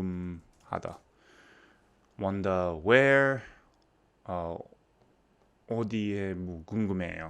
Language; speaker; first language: Korean; non-native, fluent; English